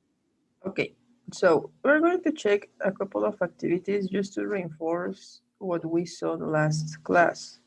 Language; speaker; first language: English; non-native, fluent; Spanish